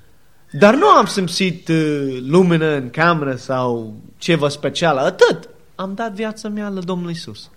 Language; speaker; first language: Romanian; non-native, learner; English